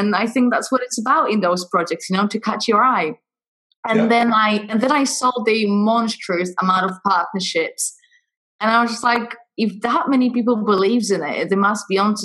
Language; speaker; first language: English; non-native, fluent; Polish